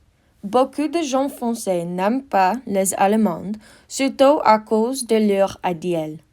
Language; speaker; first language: French; non-native, learner; English